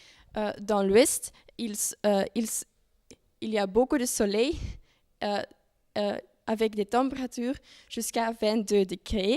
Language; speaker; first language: French; non-native, learner; Dutch